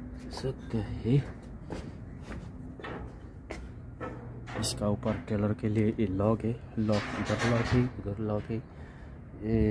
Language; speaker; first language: Hindi; non-native, learner; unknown